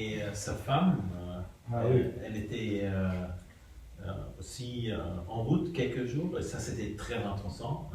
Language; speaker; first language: French; non-native, fluent; German